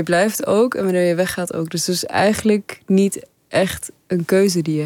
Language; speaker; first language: Dutch; early bilingual, other home language; Persian